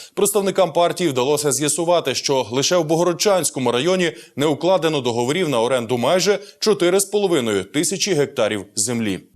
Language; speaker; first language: Ukrainian; native; Ukrainian